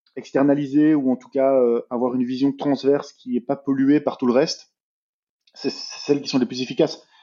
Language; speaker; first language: French; native; French